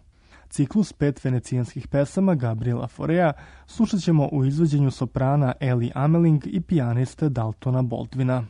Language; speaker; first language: Croatian; native; Croatian